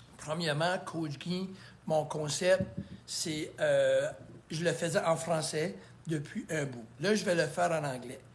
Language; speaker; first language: French; native; French